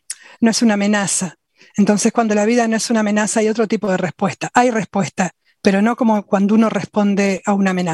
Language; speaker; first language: Spanish; native; Spanish